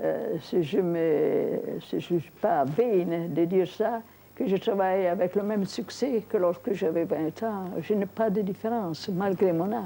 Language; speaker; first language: French; non-native, fluent; Italian